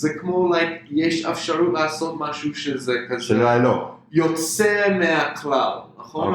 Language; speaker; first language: Hebrew; non-native, fluent; English